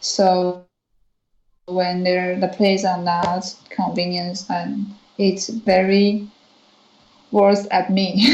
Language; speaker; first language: English; non-native, learner; Chinese